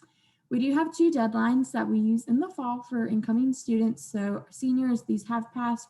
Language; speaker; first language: English; native; English